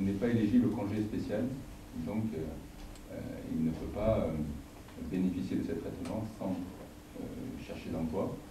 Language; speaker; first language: French; native; French